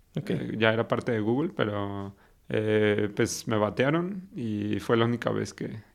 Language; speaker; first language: Spanish; native; Spanish